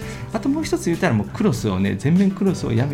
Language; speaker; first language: Japanese; native; Japanese